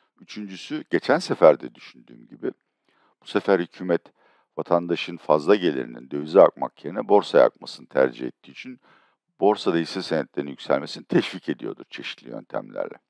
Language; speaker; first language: Turkish; native; Turkish